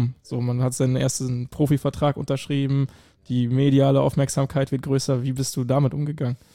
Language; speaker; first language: German; native; German